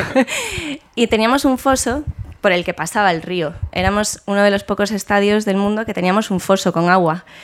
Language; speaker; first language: Spanish; native; Spanish